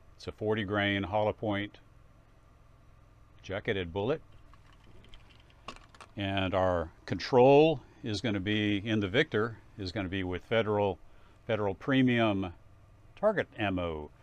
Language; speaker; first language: English; native; English